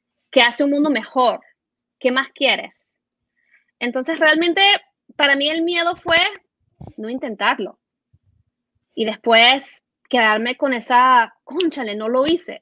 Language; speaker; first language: Spanish; early bilingual, heritage; Spanish